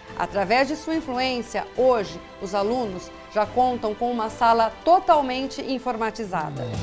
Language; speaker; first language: Portuguese; native; Portuguese